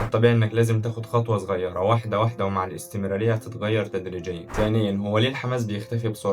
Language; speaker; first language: Arabic; native; Arabic